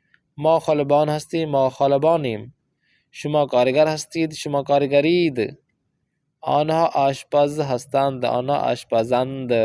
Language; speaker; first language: Persian; non-native, fluent; Urdu